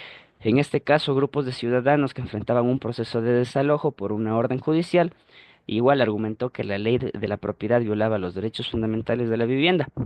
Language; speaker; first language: Spanish; native; Spanish